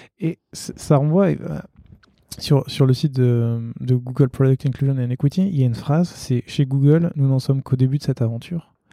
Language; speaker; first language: French; native; French